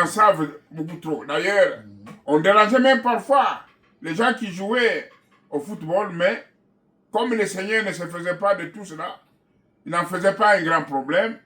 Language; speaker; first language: French; non-native, local second language; Kongo